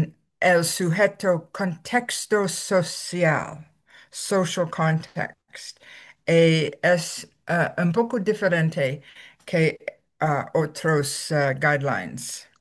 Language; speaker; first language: Spanish; non-native, learner; English